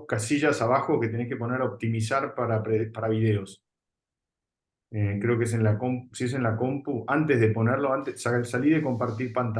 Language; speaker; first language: Spanish; native; Spanish